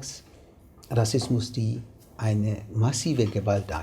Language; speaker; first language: German; non-native, fluent; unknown